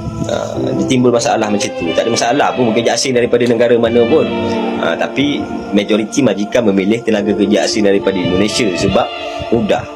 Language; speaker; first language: Malay; native; Malay